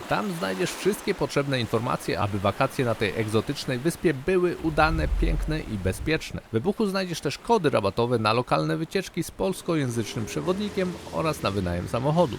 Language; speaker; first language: Polish; native; Polish